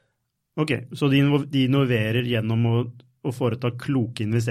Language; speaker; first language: Norwegian; native; Norwegian